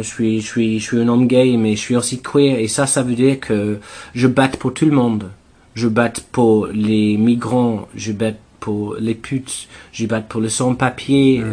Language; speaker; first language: French; non-native, learner; English